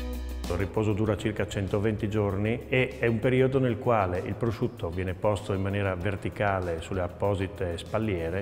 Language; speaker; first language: Italian; native; Italian